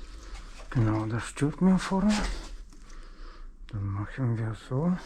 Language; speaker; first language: German; non-native, learner; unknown